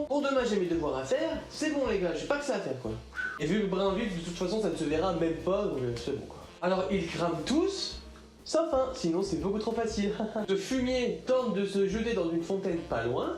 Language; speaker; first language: French; native; French